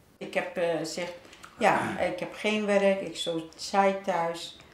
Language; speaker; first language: Dutch; non-native, learner; Turkish